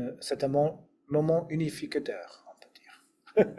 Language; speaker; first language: French; non-native, fluent; English